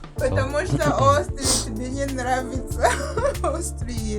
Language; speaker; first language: Russian; non-native, learner; English